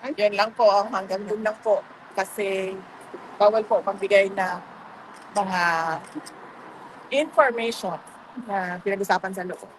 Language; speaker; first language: Filipino; non-native, local second language; Cebuano